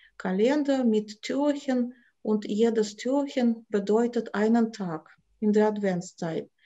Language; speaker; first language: German; non-native, fluent; Russian